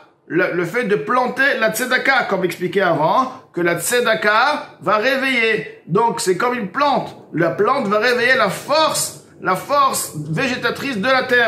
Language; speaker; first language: French; native; French